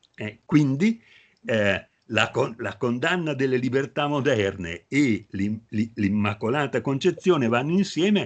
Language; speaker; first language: Italian; native; Italian